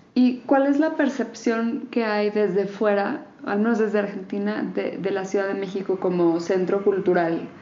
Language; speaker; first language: Spanish; native; Spanish